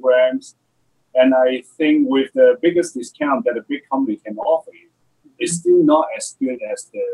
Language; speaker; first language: English; non-native, local second language; Cantonese